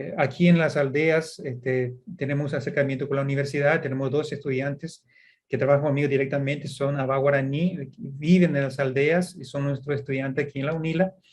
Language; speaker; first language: Spanish; early bilingual, heritage; Portuguese